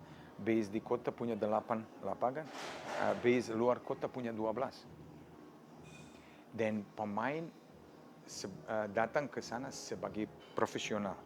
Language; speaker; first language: Indonesian; non-native, fluent; Serbian